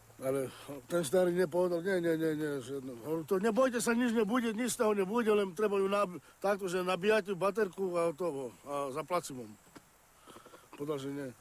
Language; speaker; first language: Slovak; non-native, local second language; Romany